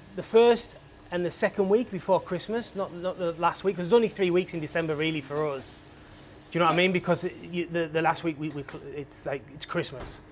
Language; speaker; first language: English; native; English